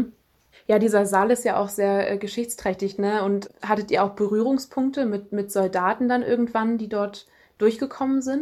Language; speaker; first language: German; native; German